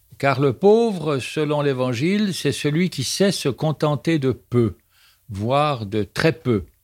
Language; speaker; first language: French; native; French